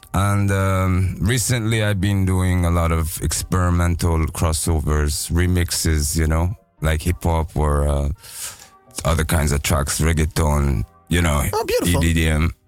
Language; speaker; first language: English; non-native, fluent; Japanese